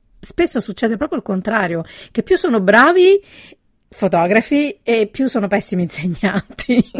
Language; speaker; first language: Italian; native; Italian